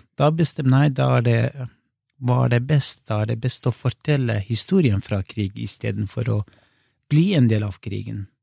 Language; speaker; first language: Norwegian; non-native, fluent; Kurdish